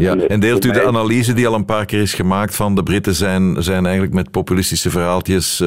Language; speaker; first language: Dutch; native; Dutch